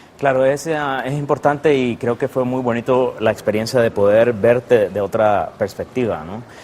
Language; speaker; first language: Spanish; native; Spanish